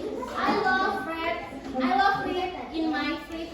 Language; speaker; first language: English; non-native, fluent; Indonesian